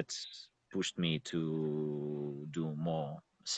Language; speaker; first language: English; non-native, learner; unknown